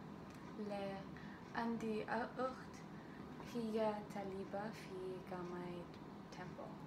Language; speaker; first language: Arabic; non-native, learner; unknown